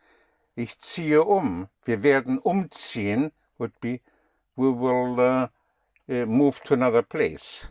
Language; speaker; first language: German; non-native, fluent; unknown